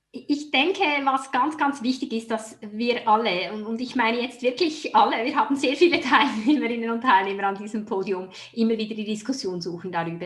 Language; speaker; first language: German; native; German